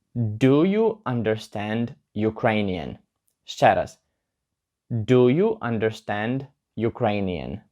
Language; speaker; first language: English; non-native, learner; Ukrainian